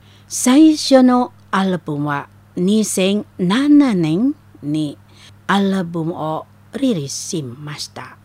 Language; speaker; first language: Japanese; non-native, learner; Indonesian